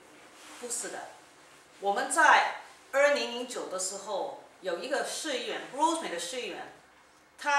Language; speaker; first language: Chinese; early bilingual, heritage; Cantonese